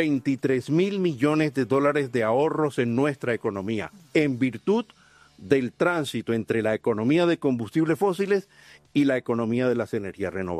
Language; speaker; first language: Spanish; native; Spanish